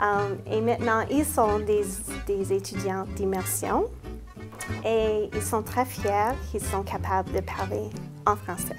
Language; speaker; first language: French; non-native, local second language; English